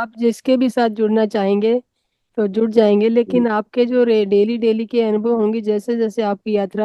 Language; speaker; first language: Hindi; native; Hindi